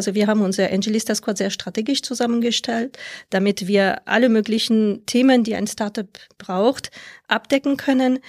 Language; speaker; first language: German; non-native, fluent; French